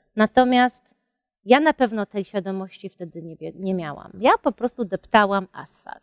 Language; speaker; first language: Polish; early bilingual, heritage; Polish